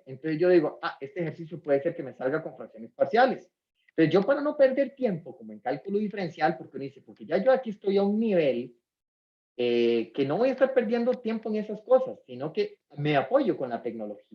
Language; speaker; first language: Spanish; native; Spanish